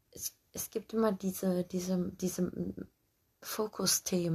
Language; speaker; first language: German; early bilingual, other home language; Turkish